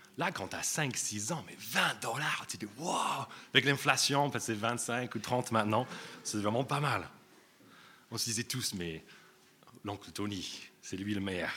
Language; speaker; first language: French; non-native, fluent; English